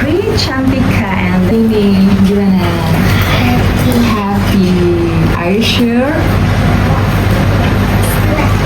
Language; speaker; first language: English; non-native, local second language; Indonesian